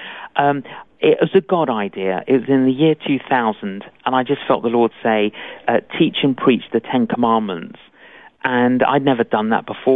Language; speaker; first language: English; native; English